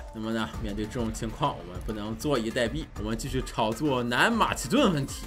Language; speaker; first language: Chinese; native; Chinese